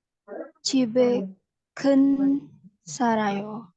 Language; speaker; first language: Korean; non-native, learner; Indonesian